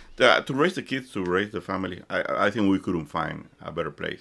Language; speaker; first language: English; non-native, fluent; Spanish